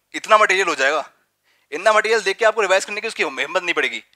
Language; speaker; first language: Hindi; native; Hindi